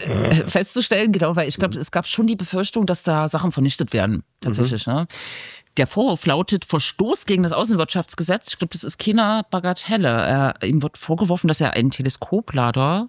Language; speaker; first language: German; native; German